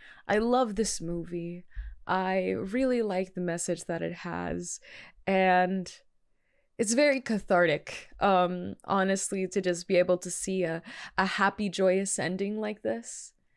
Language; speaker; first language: English; native; English